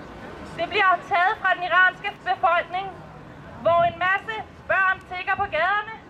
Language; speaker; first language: Danish; early bilingual, other home language; Persian